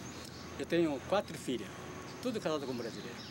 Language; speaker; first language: Portuguese; early bilingual, other home language; Japanese